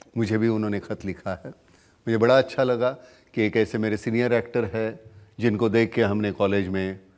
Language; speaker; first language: Hindi; non-native, local second language; Marathi